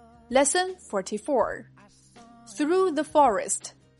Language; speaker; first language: English; non-native, fluent; Chinese